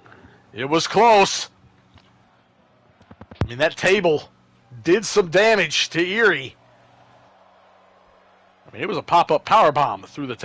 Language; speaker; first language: English; native; English